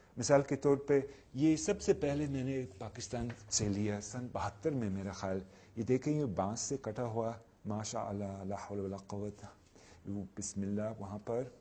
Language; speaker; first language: Urdu; non-native, fluent; English